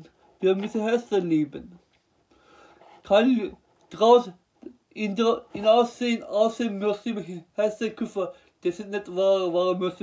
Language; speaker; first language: German; non-native, learner; Turkish